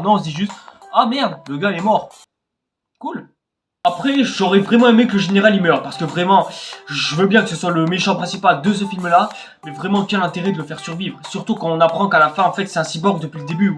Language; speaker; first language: French; native; French